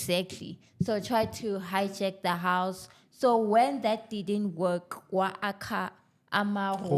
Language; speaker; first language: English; non-native, local second language; Zulu